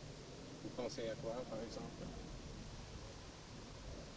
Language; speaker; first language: French; non-native, fluent; Dutch